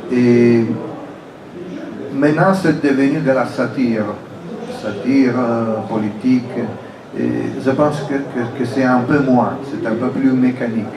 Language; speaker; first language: French; non-native, fluent; Italian